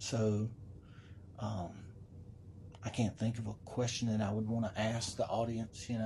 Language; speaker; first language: English; native; English